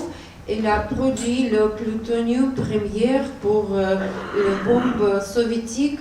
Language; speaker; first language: French; non-native, learner; Russian